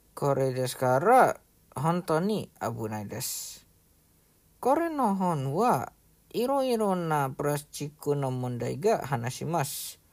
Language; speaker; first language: Japanese; non-native, learner; Indonesian